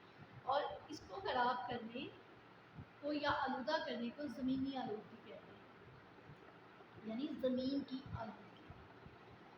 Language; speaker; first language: Urdu; native; Urdu